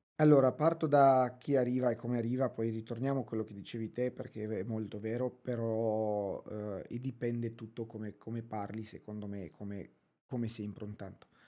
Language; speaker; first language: Italian; non-native, fluent; Romanian